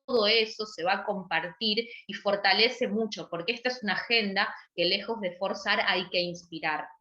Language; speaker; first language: Spanish; native; Spanish